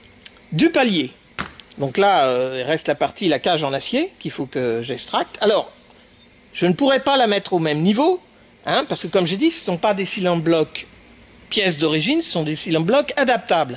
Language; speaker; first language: French; native; French